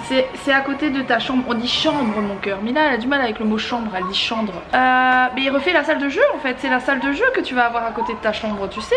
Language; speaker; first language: French; native; French